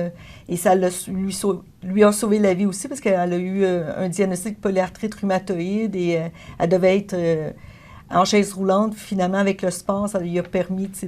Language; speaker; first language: French; native; French